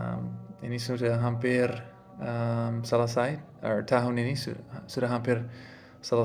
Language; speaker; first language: Indonesian; non-native, fluent; English